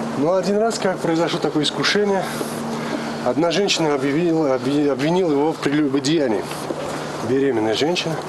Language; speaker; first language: Russian; non-native, local second language; Georgian